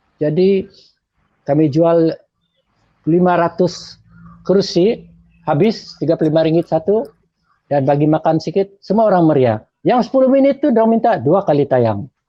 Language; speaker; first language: Malay; native; Malay